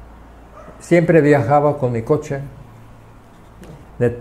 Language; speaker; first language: Spanish; non-native, fluent; Czech